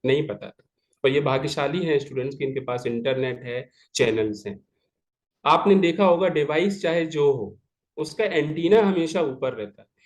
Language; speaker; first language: Hindi; native; Hindi